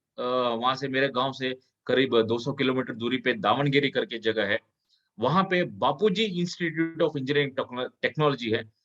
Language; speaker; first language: Hindi; non-native, local second language; Kannada